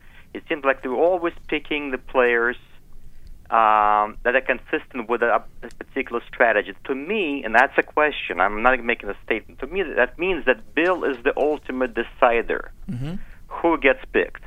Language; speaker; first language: English; non-native, fluent; Ukrainian